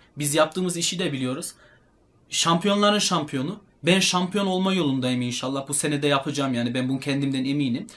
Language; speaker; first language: Turkish; early bilingual, heritage; Turkish